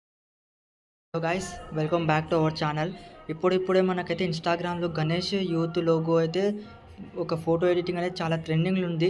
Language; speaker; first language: Telugu; native; Telugu